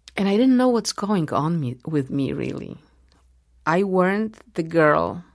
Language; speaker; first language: English; non-native, fluent; Polish